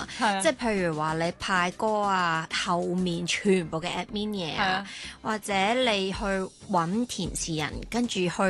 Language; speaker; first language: Cantonese; native; Cantonese